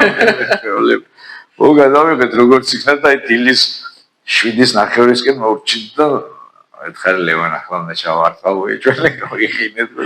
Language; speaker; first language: Georgian; native; Georgian